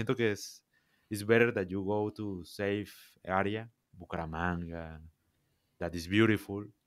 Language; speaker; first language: English; non-native, learner; Spanish